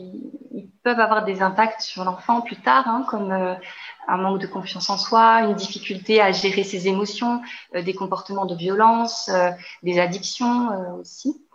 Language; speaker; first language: French; native; French